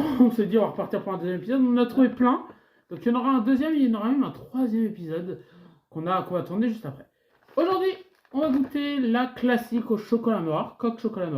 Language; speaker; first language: French; native; French